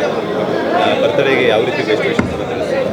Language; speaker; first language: Kannada; native; Kannada